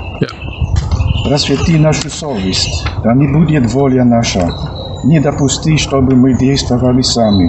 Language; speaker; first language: Ukrainian; non-native, local second language; Russian